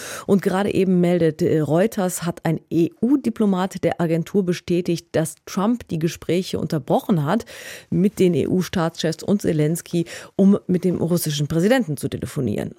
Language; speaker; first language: German; native; German